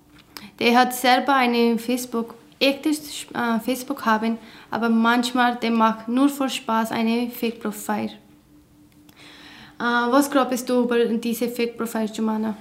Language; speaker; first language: German; non-native, learner; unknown